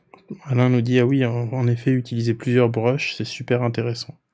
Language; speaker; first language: French; native; French